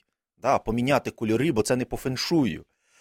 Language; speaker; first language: Ukrainian; native; Ukrainian